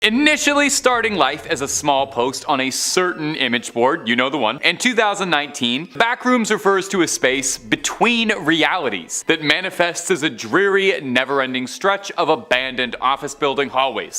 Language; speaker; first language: English; native; English